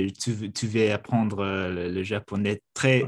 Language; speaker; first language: French; non-native, fluent; Mongolian